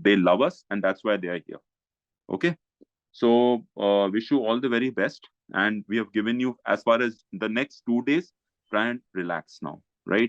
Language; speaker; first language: English; non-native, local second language; Hindi